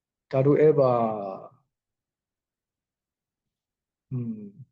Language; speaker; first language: Japanese; non-native, learner; Burmese